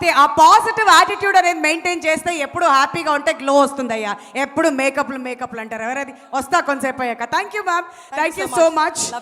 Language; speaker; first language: Telugu; native; Telugu